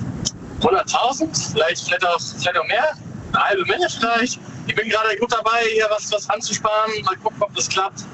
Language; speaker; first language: German; native; German